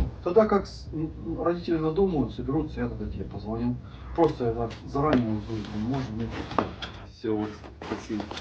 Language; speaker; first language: Russian; native; Russian